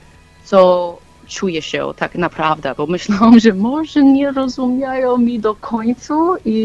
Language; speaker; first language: Polish; non-native, learner; English